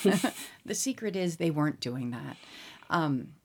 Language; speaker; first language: English; native; English